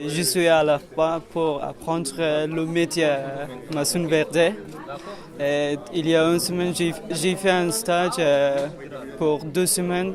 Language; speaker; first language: French; non-native, learner; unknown